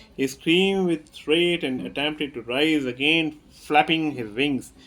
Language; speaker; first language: English; non-native, local second language; Hindi